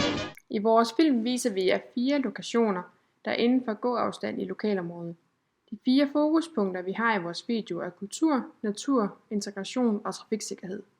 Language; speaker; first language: Danish; native; Danish